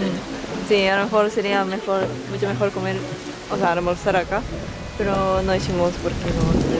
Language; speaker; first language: Spanish; non-native, learner; Japanese